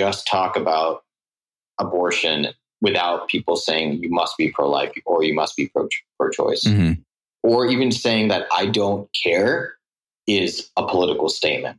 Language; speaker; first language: English; native; English